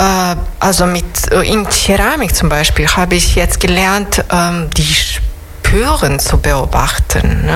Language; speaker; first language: German; non-native, fluent; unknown